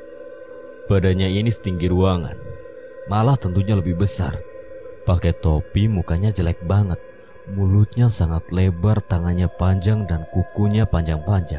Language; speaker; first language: Indonesian; native; Indonesian